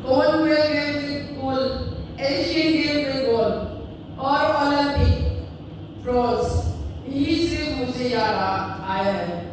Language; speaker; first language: Hindi; non-native, local second language; Manipuri